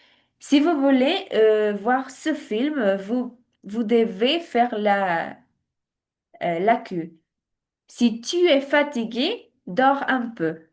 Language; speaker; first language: French; non-native, learner; Spanish